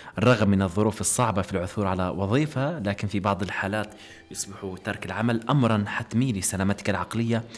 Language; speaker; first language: Arabic; native; Arabic